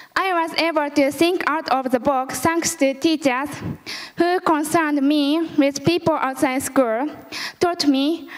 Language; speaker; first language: English; early bilingual, other home language; Japanese